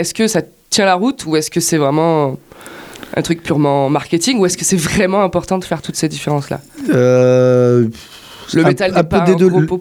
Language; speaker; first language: French; native; French